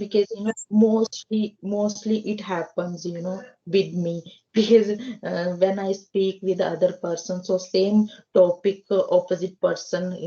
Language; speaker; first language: English; non-native, learner; Hindi